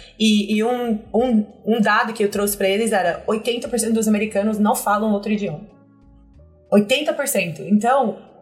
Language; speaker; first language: Portuguese; non-native, fluent; English